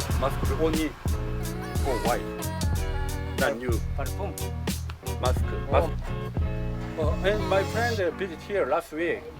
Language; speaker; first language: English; non-native, learner; Korean